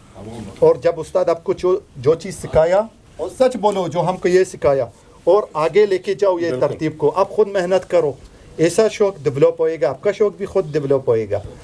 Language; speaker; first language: Hindi; non-native, learner; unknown